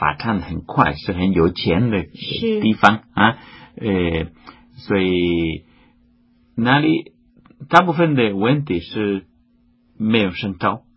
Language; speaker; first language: Chinese; non-native, fluent; Spanish